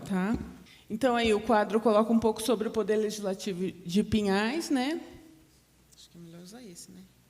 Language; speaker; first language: Portuguese; native; Portuguese